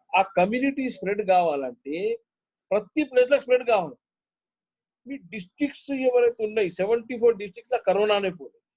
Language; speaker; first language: Telugu; non-native, local second language; Hindi